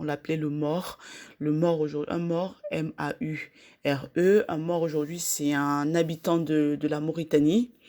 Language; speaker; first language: French; native; French